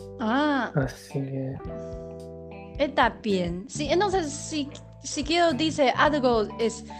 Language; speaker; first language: Spanish; non-native, learner; Chinese